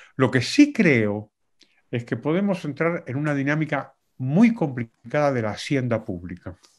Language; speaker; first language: Spanish; native; Spanish